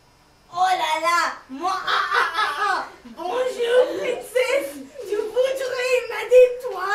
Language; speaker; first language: French; non-native, learner; English